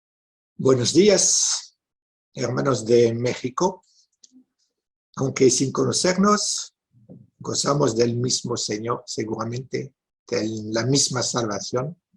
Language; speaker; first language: Spanish; non-native, fluent; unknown